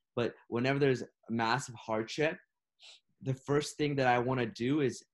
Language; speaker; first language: English; non-native, fluent; Russian